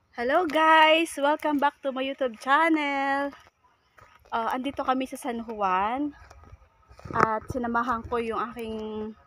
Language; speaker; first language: Filipino; non-native, local second language; Bikol